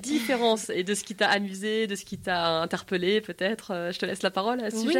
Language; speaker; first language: French; native; French